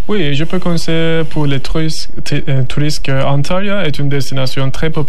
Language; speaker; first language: French; non-native, learner; Turkish